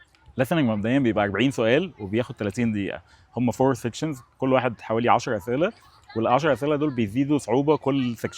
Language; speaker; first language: Arabic; native; Arabic